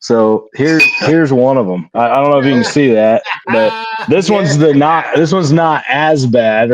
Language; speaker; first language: English; native; English